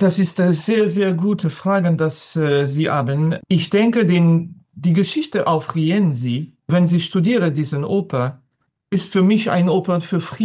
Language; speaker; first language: German; non-native, fluent; French